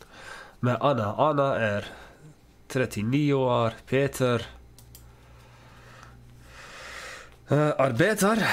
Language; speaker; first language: Swedish; non-native, learner; English